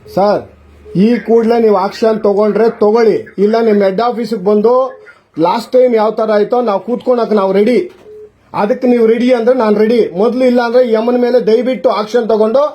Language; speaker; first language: Kannada; native; Kannada